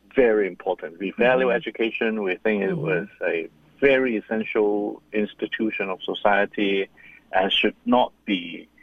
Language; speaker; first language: English; non-native, local second language; Cantonese